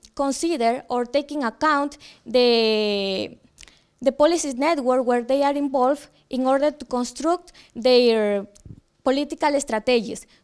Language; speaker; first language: English; non-native, fluent; Ukrainian